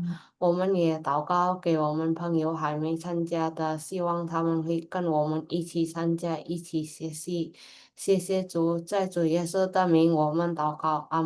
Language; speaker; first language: Chinese; non-native, learner; Indonesian